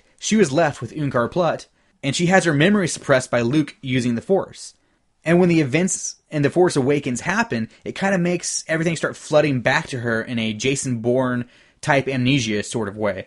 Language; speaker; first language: English; native; English